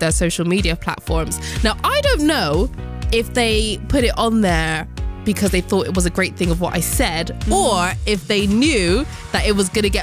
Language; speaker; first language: English; native; English